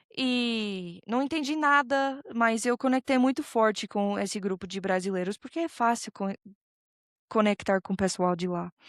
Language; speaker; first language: Portuguese; non-native, fluent; English